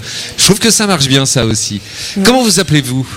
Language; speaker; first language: French; native; French